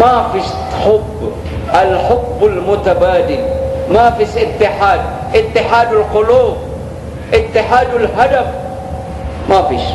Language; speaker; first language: Arabic; non-native, fluent; Maranao